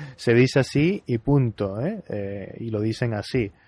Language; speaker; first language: Spanish; native; Spanish